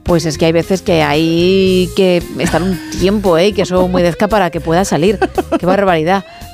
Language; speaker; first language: Spanish; native; Spanish